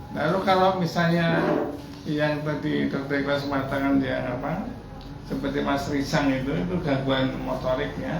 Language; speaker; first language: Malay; non-native, local second language; Javanese